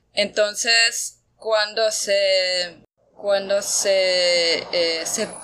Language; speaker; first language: Spanish; non-native, fluent; German